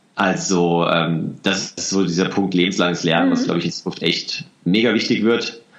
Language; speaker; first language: German; native; German